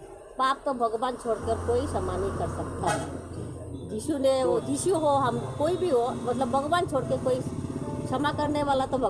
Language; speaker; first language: Hindi; non-native, local second language; Marwari